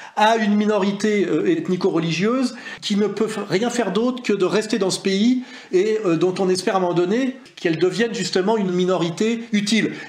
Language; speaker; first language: French; native; French